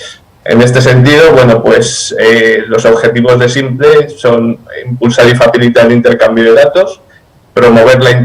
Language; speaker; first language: Spanish; native; Spanish